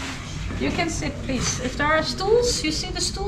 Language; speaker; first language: English; non-native, fluent; Dutch